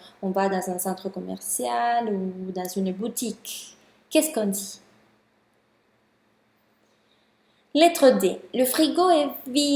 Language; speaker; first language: French; non-native, fluent; Spanish